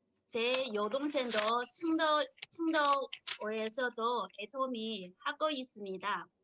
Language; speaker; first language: Korean; non-native, learner; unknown